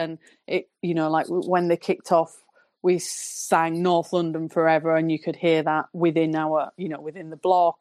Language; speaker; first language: English; native; English